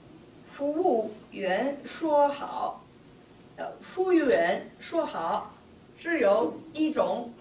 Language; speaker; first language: Chinese; non-native, learner; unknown